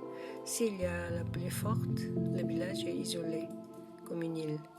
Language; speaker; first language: French; non-native, learner; Korean